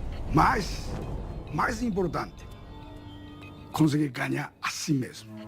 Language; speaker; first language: Portuguese; non-native, learner; Japanese